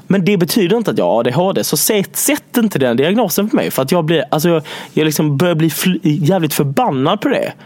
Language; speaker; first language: Swedish; native; Swedish